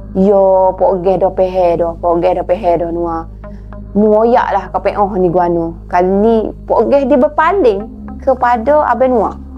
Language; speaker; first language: Malay; native; Malay